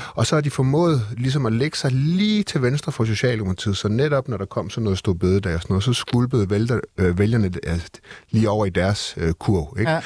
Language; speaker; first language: Danish; native; Danish